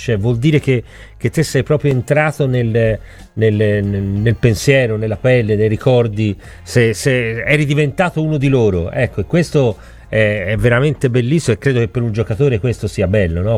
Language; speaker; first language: Italian; native; Italian